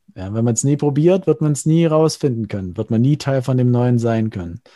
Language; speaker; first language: German; native; German